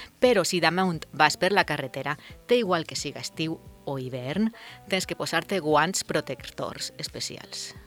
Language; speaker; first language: Catalan; non-native, local second language; Spanish